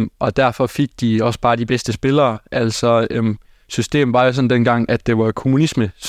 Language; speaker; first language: Danish; early bilingual, other home language; German